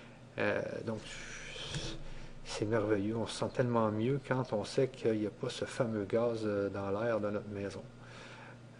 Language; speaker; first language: French; native; French